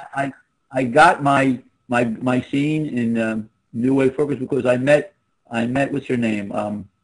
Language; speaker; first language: English; native; English